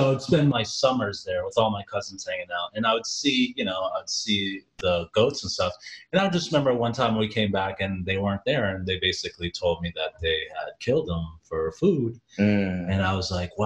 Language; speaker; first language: English; early bilingual, other home language; Jamaican Creole English